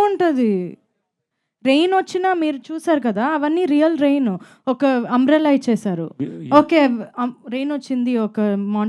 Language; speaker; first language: Telugu; non-native, fluent; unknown